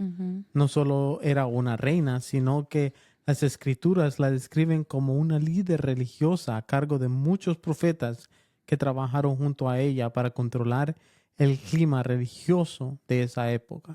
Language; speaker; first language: Spanish; early bilingual, heritage; Spanish